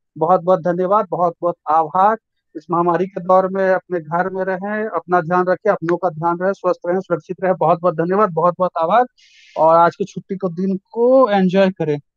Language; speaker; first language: Hindi; native; Hindi